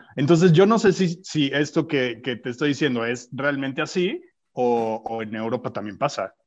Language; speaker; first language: Spanish; native; Spanish